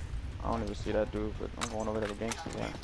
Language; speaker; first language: English; native; English